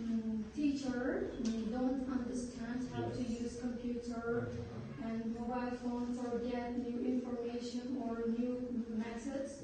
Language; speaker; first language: English; non-native, learner; Uzbek